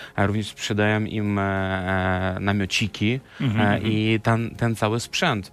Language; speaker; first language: Polish; non-native, fluent; Belarusian